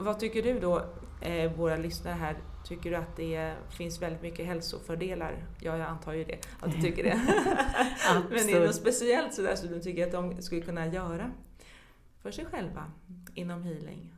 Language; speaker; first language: Swedish; native; Swedish